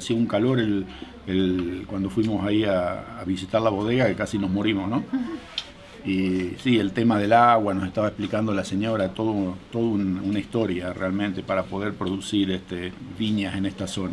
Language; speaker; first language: Spanish; native; Spanish